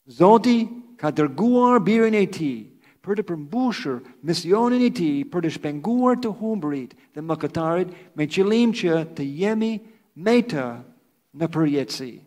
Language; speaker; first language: Albanian; non-native, fluent; English